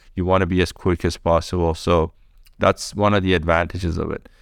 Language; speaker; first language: English; early bilingual, other home language; Persian